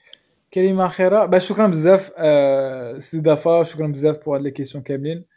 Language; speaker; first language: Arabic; native; Arabic